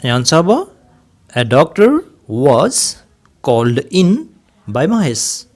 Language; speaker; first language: English; non-native, local second language; Assamese